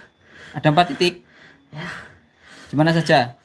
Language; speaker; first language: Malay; non-native, local second language; Javanese